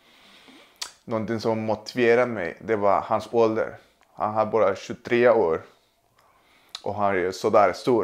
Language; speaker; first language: Swedish; non-native, fluent; Spanish